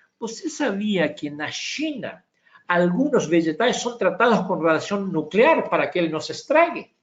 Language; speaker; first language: Portuguese; non-native, fluent; Spanish